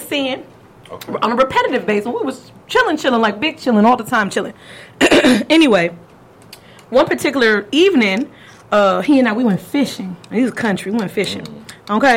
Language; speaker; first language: English; native; English